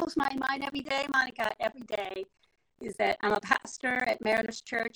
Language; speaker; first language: English; non-native, fluent; Spanish